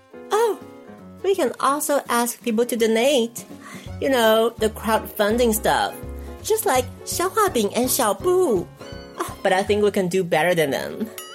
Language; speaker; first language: English; non-native, fluent; Chinese